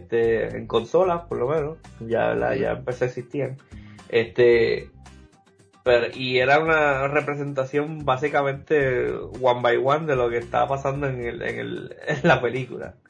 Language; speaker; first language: Spanish; native; Spanish